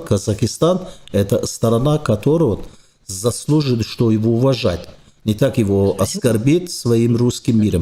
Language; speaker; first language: Russian; non-native, fluent; Turkish